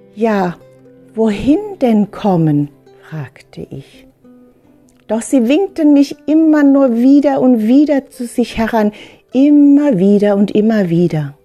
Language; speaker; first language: German; early bilingual, other home language; Filipino